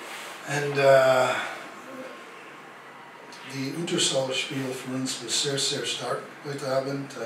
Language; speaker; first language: German; non-native, learner; English